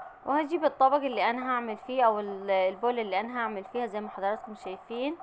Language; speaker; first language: Arabic; native; Arabic